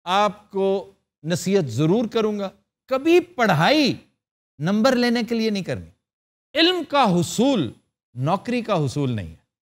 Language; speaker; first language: Urdu; native; Urdu